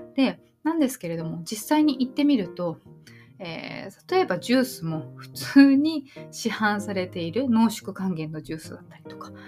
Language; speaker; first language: Japanese; native; Japanese